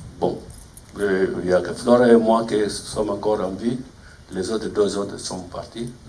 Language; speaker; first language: French; non-native, fluent; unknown